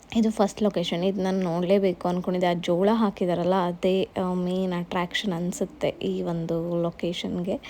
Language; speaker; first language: Kannada; non-native, local second language; Marathi